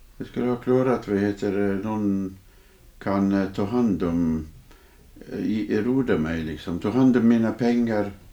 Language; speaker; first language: Swedish; non-native, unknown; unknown